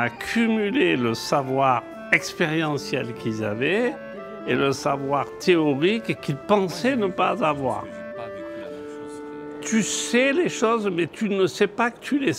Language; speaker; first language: French; native; French